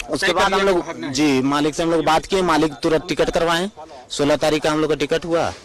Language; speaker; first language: Hindi; native; Hindi